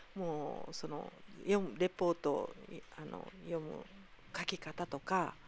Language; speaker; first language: Japanese; native; Japanese